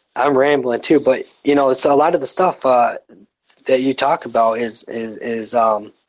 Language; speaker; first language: English; native; English